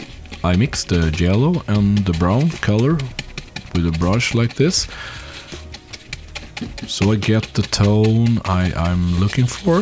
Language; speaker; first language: English; non-native, fluent; Swedish